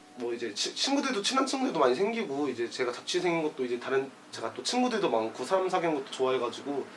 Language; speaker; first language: Korean; native; Korean